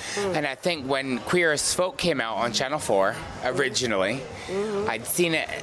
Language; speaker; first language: English; native; English